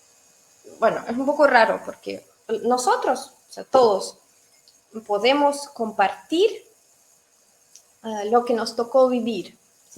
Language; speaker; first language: Spanish; non-native, fluent; Russian